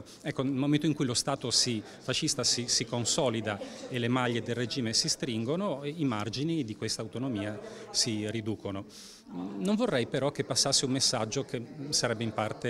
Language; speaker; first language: Italian; native; Italian